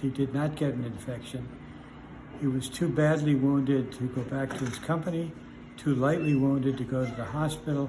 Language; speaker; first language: English; native; English